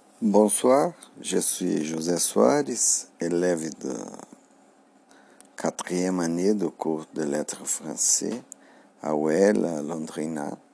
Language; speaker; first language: French; non-native, learner; Portuguese